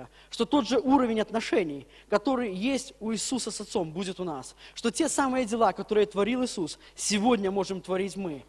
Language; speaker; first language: Russian; native; Russian